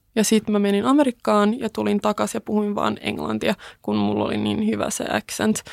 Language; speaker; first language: Finnish; early bilingual, other home language; Swedish